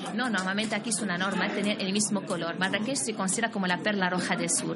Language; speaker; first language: Spanish; non-native, fluent; Arabic